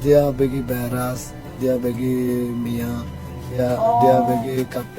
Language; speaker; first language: Indonesian; non-native, learner; Rohingya